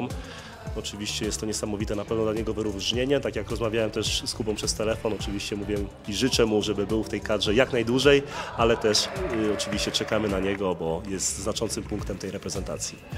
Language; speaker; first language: Polish; native; Polish